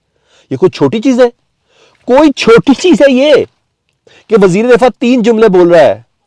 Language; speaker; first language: Urdu; native; Urdu